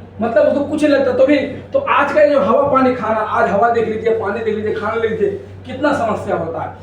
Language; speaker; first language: Hindi; native; Hindi